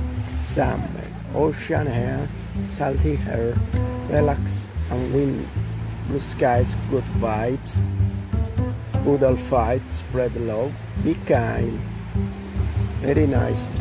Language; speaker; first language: English; non-native, learner; Italian